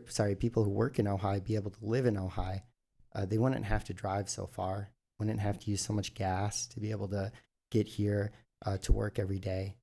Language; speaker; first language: English; native; English